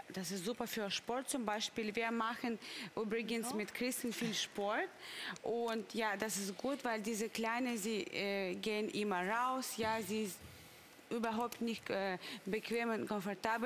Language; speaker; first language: German; non-native, learner; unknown